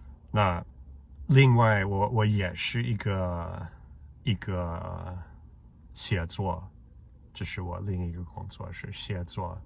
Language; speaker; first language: Chinese; non-native, fluent; English